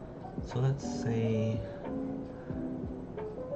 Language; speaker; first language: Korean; non-native, learner; English